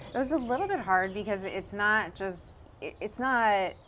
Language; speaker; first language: English; native; English